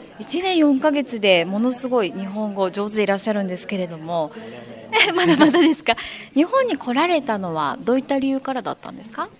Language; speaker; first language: Japanese; native; Japanese